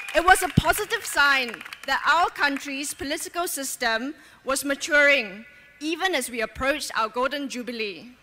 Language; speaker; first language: English; native; English